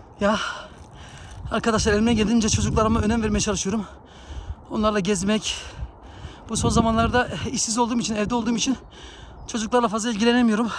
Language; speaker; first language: Turkish; early bilingual, heritage; Turkish